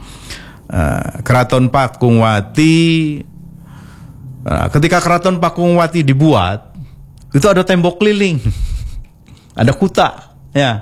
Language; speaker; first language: Indonesian; non-native, local second language; Javanese